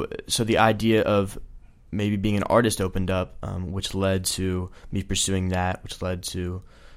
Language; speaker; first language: English; native; English